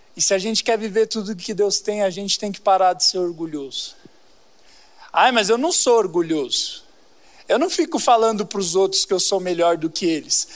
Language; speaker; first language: Portuguese; native; Portuguese